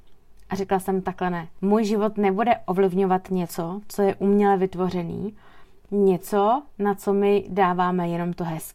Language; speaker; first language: Czech; native; Czech